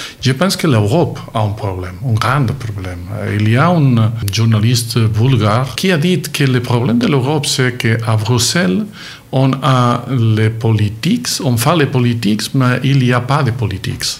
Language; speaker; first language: French; non-native, learner; Catalan